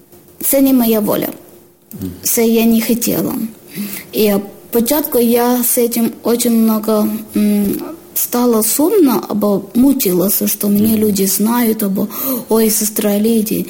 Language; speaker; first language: Ukrainian; non-native, learner; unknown